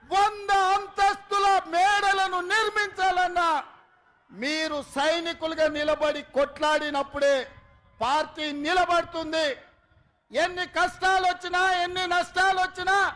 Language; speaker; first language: Telugu; native; Telugu